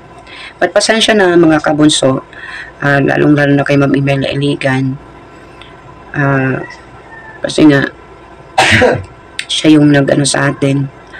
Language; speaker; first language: Filipino; native; Filipino